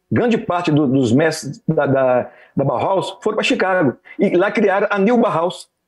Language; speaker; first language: Portuguese; native; Portuguese